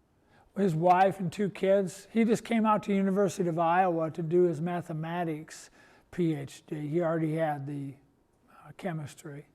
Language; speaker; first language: English; native; English